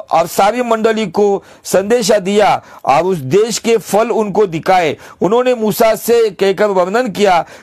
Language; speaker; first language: Hindi; non-native, local second language; Marathi